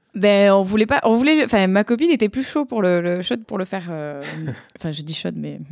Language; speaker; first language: French; native; French